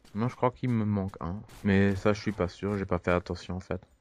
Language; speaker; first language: French; non-native, fluent; German